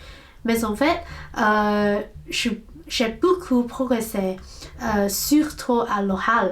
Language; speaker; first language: French; non-native, learner; Cantonese